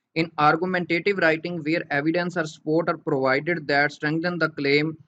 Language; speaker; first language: English; non-native, local second language; Urdu